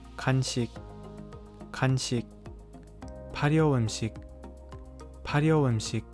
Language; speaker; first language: Korean; non-native, fluent; English